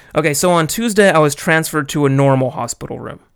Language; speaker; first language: English; native; English